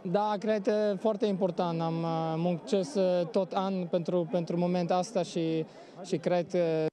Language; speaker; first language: Romanian; non-native, learner; Polish